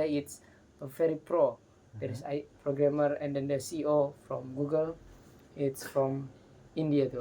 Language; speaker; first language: English; non-native, learner; Indonesian